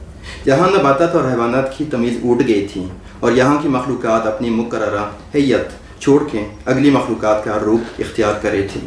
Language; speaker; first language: Urdu; non-native, fluent; French